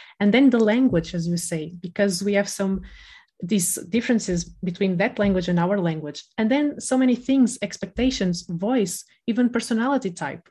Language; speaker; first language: English; non-native, fluent; Spanish